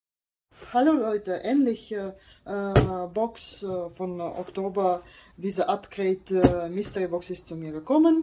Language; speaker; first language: German; non-native, learner; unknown